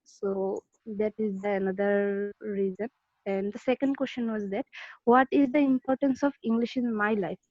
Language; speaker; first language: English; non-native, learner; Bangla